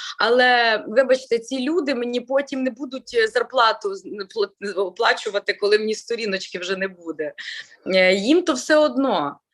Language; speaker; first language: Ukrainian; native; Ukrainian